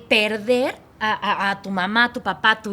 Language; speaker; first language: Spanish; native; Spanish